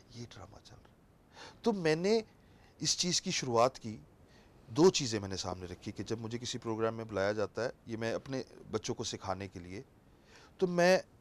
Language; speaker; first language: Urdu; non-native, local second language; Punjabi